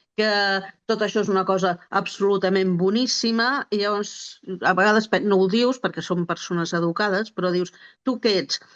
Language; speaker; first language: Catalan; native; Catalan